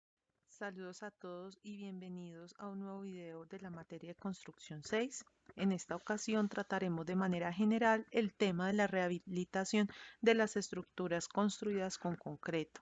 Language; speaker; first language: Spanish; native; Spanish